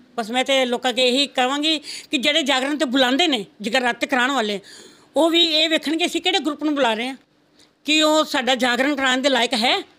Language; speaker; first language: Punjabi; non-native, local second language; Rajasthani